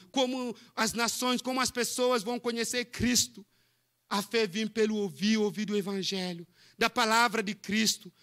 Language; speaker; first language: Portuguese; non-native, fluent; Fula